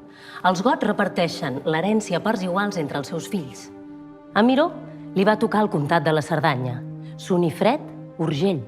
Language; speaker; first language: Catalan; native; Catalan